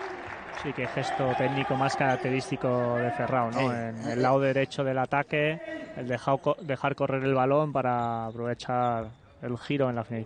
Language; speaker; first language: Spanish; native; Spanish